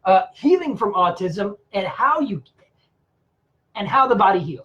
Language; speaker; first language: English; native; English